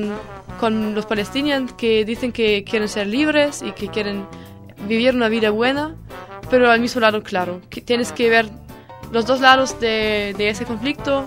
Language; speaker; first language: Spanish; non-native, learner; German